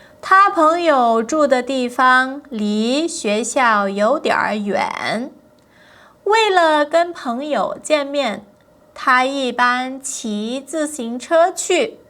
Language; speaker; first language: Chinese; non-native, fluent; Portuguese